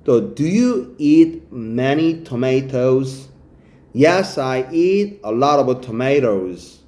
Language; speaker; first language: English; non-native, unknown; Korean